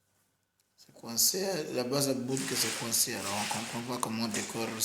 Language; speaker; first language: French; native; French